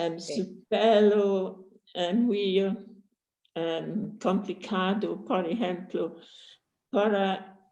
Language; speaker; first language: Spanish; non-native, fluent; English